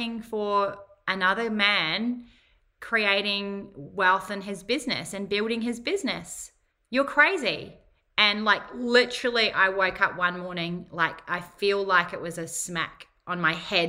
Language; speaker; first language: English; native; English